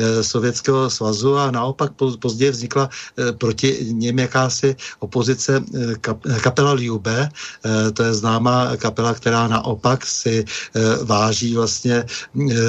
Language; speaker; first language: Czech; native; Czech